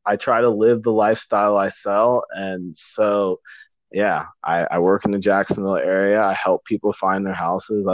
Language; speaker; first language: English; native; English